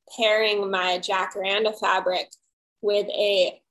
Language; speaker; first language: English; native; English